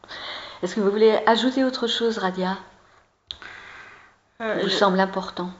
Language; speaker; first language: French; native; French